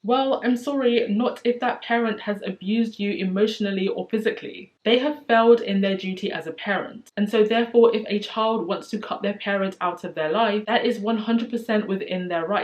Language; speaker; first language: English; native; English